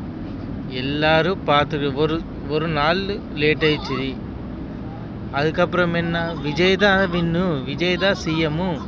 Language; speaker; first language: Tamil; non-native, learner; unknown